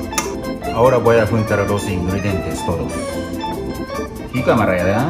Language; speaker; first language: Spanish; non-native, learner; Japanese